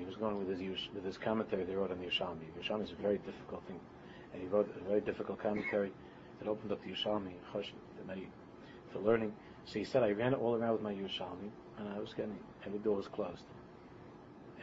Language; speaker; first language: English; native; English